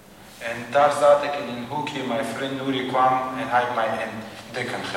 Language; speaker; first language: Dutch; non-native, fluent; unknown